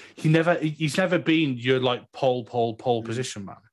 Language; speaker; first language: English; native; English